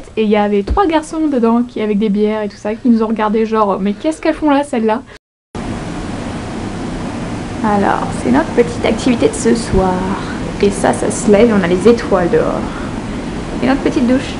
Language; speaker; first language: French; native; French